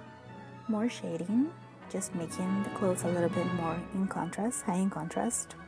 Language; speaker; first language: English; non-native, fluent; Spanish